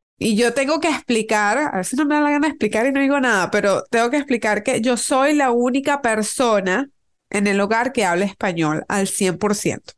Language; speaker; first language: Spanish; native; Spanish